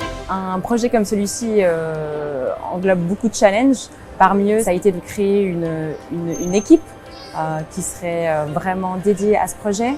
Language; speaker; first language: French; native; French